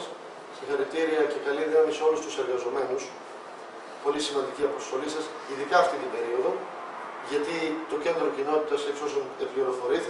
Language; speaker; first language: Greek; native; Greek